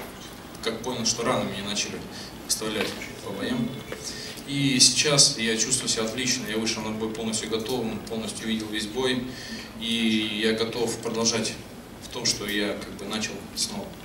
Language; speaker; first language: Russian; native; Russian